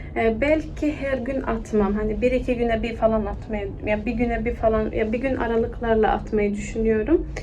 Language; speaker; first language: Turkish; early bilingual, heritage; Turkish